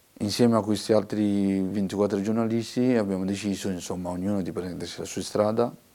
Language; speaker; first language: Italian; non-native, fluent; Somali